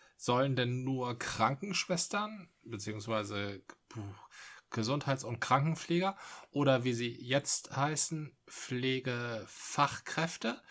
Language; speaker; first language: German; native; German